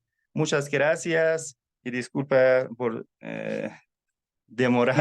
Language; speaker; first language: Spanish; non-native, fluent; Persian